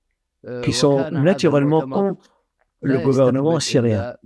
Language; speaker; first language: French; non-native, fluent; Arabic